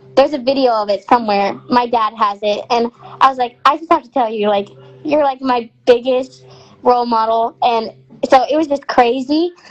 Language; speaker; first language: English; native; English